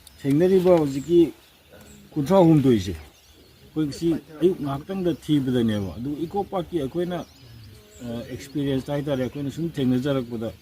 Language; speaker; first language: Manipuri; native; Manipuri